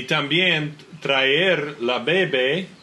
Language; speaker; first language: Spanish; non-native, learner; English